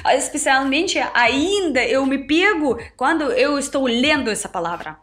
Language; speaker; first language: Portuguese; non-native, learner; Russian